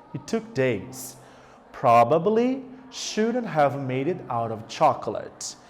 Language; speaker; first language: English; non-native, fluent; Portuguese